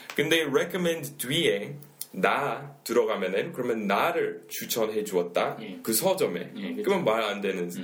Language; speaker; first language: Korean; non-native, fluent; English